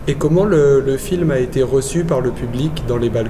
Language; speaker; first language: French; native; French